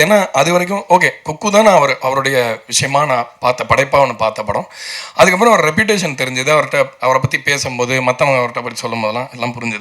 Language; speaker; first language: Tamil; native; Tamil